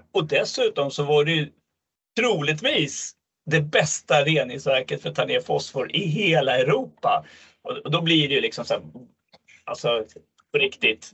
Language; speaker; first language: Swedish; native; Swedish